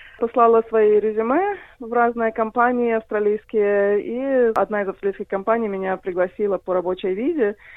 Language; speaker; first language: Russian; native; Russian